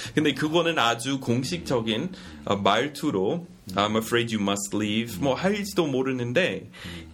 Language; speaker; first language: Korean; non-native, fluent; English